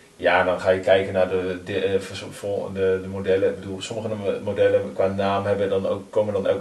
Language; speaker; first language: Dutch; native; Dutch